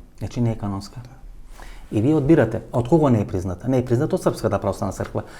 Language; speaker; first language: Macedonian; native; Macedonian